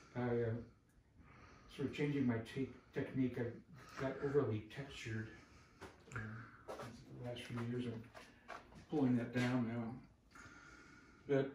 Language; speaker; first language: English; native; English